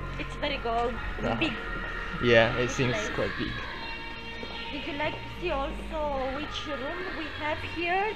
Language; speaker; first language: English; non-native, learner; Romanian